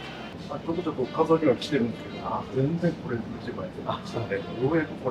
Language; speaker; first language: Japanese; native; Japanese